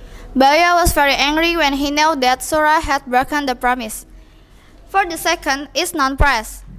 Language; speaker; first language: English; non-native, learner; Indonesian